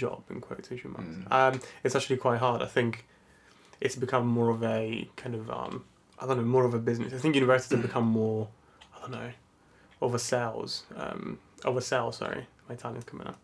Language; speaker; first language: English; non-native, fluent; Italian